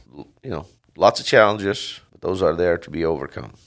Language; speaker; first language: English; non-native, fluent; Dutch